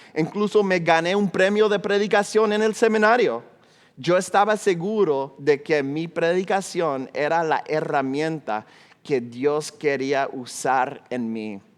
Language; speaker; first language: Spanish; non-native, fluent; English